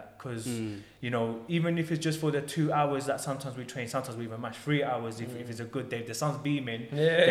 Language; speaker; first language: English; native; English